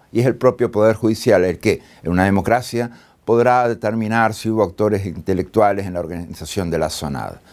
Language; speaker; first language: Spanish; native; Spanish